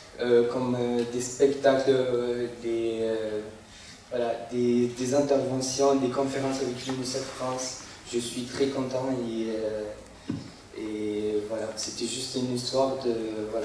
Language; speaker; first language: French; non-native, fluent; Arabic